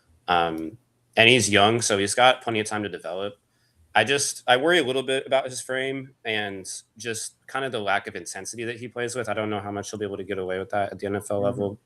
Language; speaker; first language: English; native; English